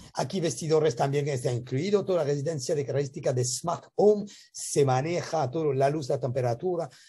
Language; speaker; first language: Spanish; non-native, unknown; French